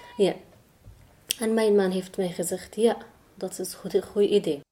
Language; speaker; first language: Dutch; non-native, learner; Arabic